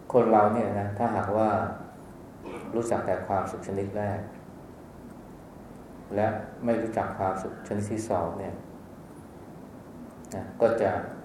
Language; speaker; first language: Thai; native; Thai